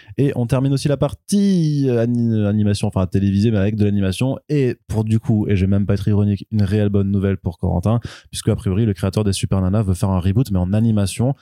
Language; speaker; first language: French; native; French